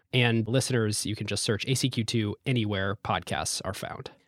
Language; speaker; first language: English; native; English